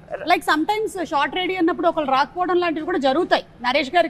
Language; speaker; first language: Telugu; native; Telugu